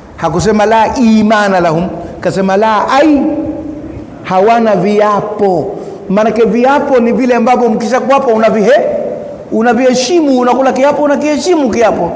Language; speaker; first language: Swahili; native; Swahili